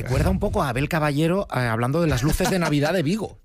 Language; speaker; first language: Spanish; native; Spanish